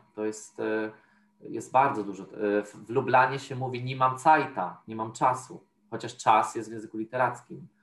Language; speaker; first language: Polish; native; Polish